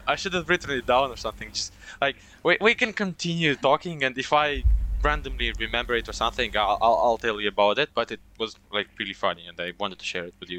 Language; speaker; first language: English; non-native, fluent; Romanian